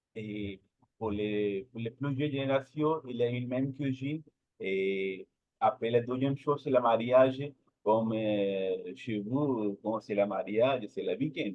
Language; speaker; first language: French; non-native, learner; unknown